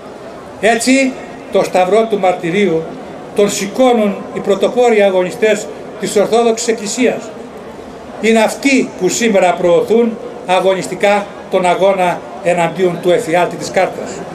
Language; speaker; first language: Greek; native; Greek